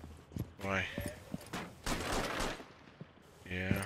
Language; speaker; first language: English; native; English